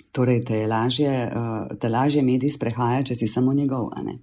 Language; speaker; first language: Slovenian; native; Slovenian